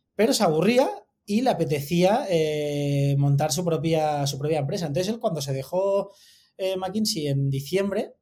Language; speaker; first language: Spanish; native; Spanish